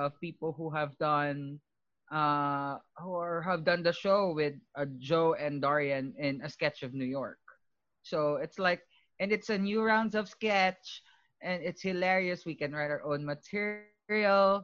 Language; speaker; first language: English; non-native, local second language; Filipino